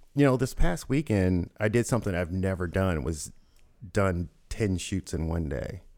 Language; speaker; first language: English; native; English